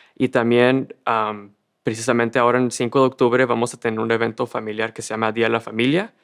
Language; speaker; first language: Spanish; early bilingual, heritage; Spanish